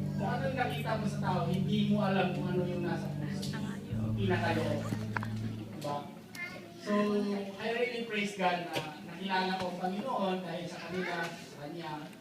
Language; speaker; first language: Filipino; native; Filipino